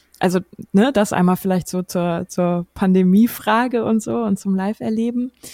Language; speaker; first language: German; native; German